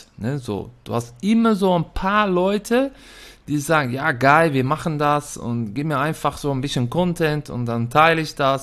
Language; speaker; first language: German; non-native, fluent; Dutch